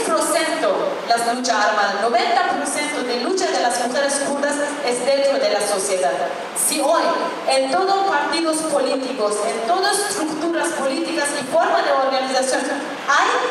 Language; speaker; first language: Spanish; non-native, fluent; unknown